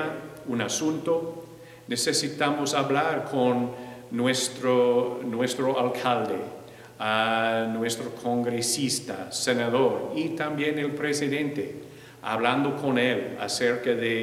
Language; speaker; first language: Spanish; non-native, fluent; English